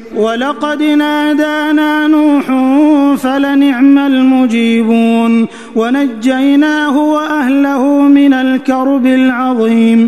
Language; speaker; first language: Arabic; native; Arabic